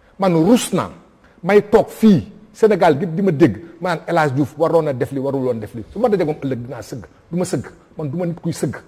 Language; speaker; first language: Wolof; non-native, local second language; Fula